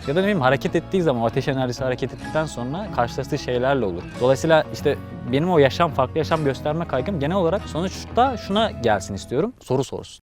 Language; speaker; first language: Turkish; native; Turkish